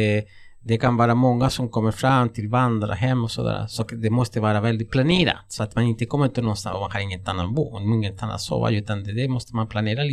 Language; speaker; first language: Swedish; non-native, fluent; Spanish